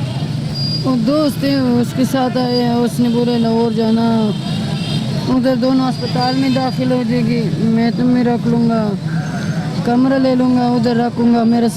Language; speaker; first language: Hindi; non-native, local second language; Punjabi